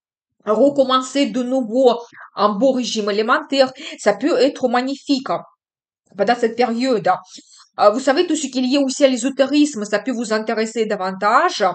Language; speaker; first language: French; non-native, fluent; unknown